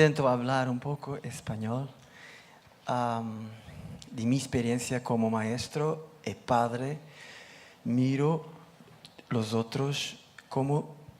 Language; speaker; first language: Spanish; non-native, learner; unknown